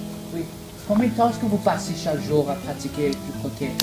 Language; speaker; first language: French; non-native, learner; English